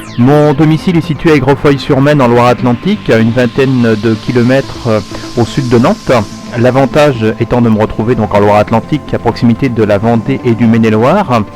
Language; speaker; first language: French; native; French